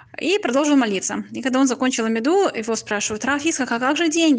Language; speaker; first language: Russian; native; Russian